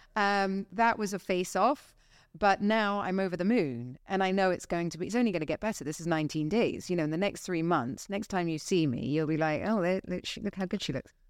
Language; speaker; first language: English; native; English